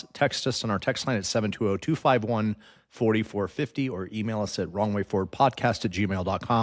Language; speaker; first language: English; native; English